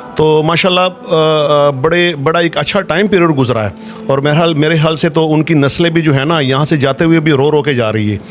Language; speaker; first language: Urdu; non-native, local second language; Pashto